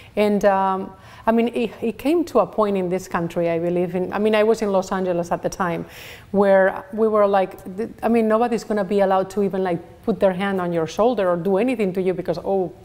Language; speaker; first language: English; non-native, fluent; Spanish